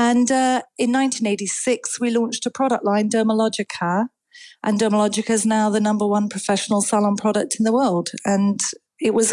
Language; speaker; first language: English; native; English